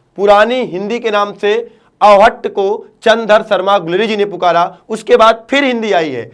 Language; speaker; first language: Hindi; native; Hindi